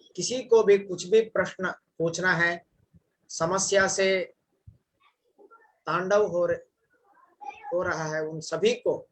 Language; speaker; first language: Hindi; non-native, local second language; Kannada